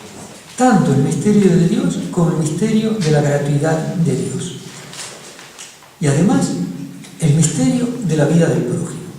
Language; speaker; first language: Spanish; native; Spanish